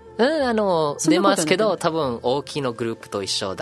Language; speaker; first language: Japanese; non-native, learner; English